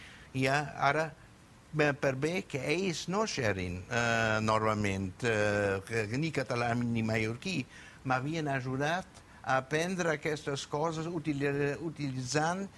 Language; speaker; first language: Catalan; non-native, fluent; German